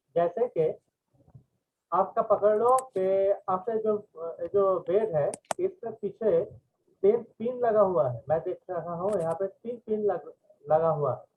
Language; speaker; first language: Hindi; non-native, local second language; Bangla